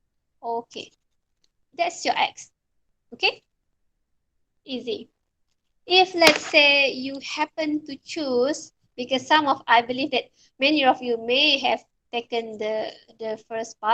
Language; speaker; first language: English; non-native, local second language; Malay